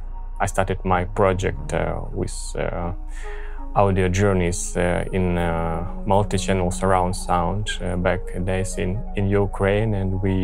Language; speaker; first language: English; non-native, fluent; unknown